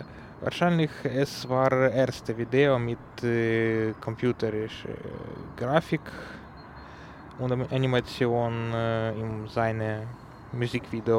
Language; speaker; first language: German; non-native, learner; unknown